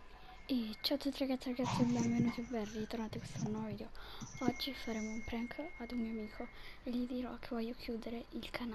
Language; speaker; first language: Italian; native; Italian